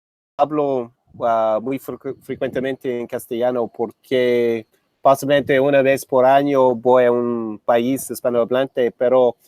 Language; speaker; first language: Spanish; non-native, fluent; English